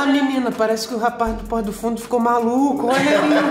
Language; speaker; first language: Portuguese; native; Portuguese